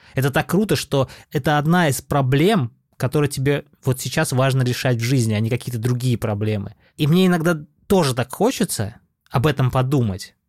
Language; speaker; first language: Russian; native; Russian